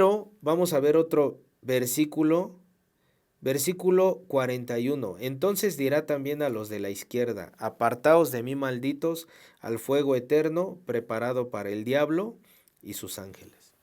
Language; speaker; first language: Spanish; native; Spanish